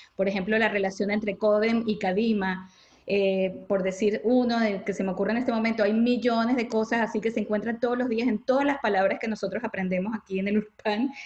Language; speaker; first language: Spanish; native; Spanish